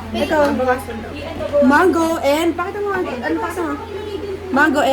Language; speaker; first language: Filipino; native; Filipino